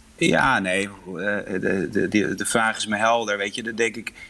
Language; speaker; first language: Dutch; early bilingual, other home language; Polish